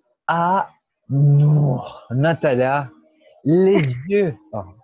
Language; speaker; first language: French; non-native, fluent; Portuguese